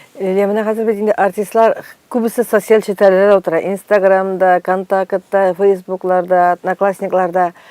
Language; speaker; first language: Tatar; native; Tatar